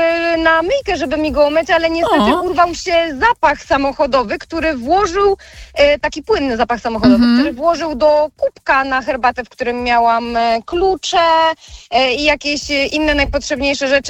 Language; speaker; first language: Polish; native; Polish